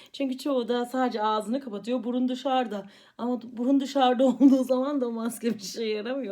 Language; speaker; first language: Turkish; early bilingual, heritage; Turkish